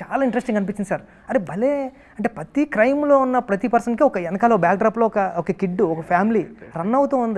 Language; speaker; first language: Telugu; native; Telugu